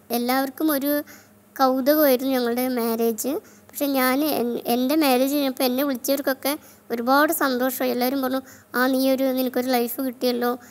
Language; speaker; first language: Malayalam; native; Malayalam